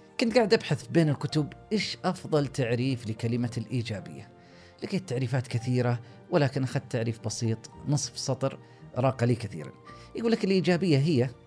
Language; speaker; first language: Arabic; native; Arabic